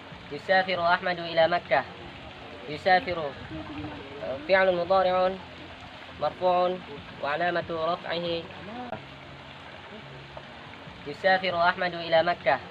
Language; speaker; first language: Arabic; non-native, learner; Indonesian